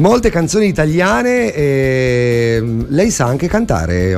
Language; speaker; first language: Italian; native; Italian